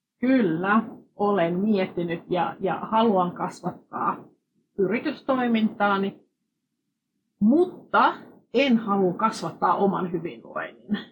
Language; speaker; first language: Finnish; non-native, fluent; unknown